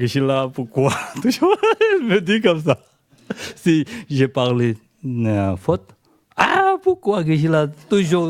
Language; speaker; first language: French; non-native, learner; Tibetan